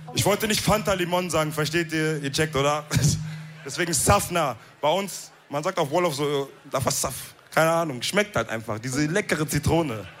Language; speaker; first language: German; early bilingual, other home language; Wolof